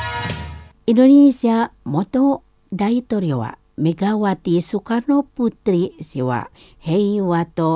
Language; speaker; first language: Japanese; non-native, learner; Indonesian